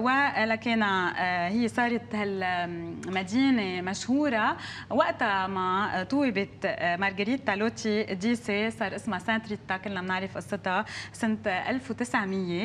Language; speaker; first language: Arabic; native; Arabic